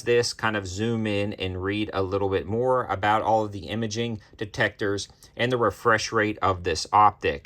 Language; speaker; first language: English; native; English